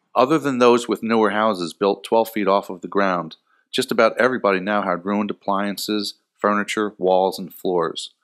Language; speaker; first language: English; native; English